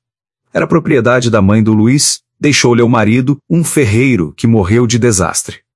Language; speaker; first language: Portuguese; native; Portuguese